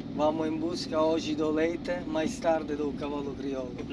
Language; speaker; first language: Portuguese; non-native, learner; Italian